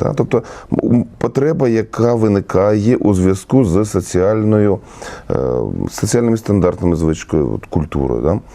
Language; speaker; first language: Ukrainian; native; Ukrainian